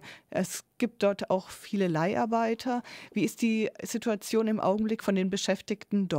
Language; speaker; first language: German; native; German